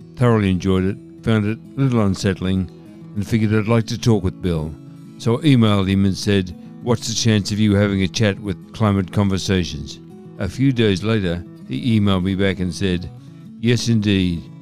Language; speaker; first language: English; native; English